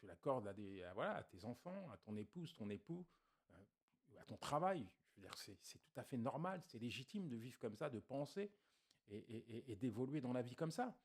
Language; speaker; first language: French; native; French